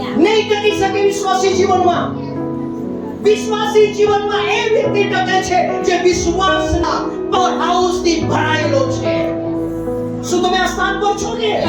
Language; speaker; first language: Gujarati; non-native, local second language; Gamit